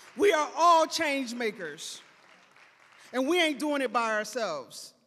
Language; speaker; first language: English; native; English